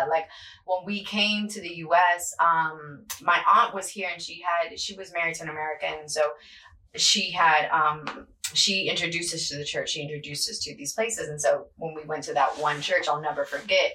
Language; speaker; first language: English; early bilingual, other home language; Spanish